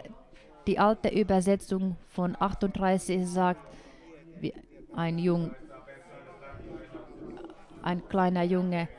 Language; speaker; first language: German; non-native, fluent; Finnish